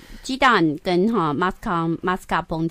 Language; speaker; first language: English; non-native, local second language; Chinese